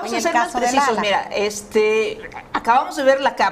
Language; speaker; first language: Spanish; native; Spanish